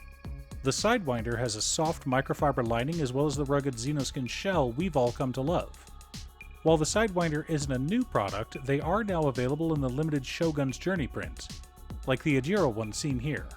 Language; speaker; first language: English; native; English